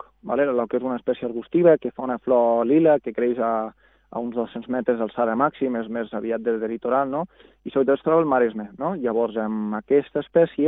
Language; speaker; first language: Catalan; native; Catalan